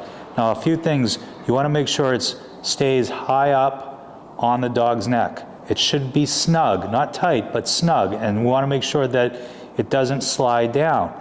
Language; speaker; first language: English; native; English